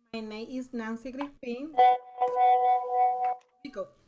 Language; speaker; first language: English; non-native, learner; Spanish